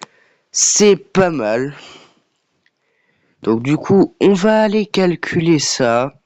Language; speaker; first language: French; native; French